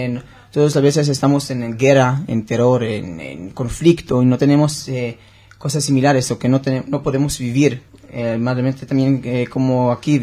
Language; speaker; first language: Spanish; non-native, learner; Hebrew